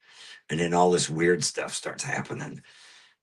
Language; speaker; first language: English; native; English